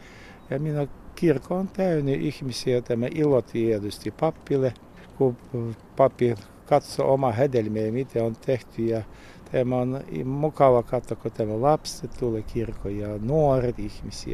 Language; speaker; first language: Finnish; non-native, learner; Russian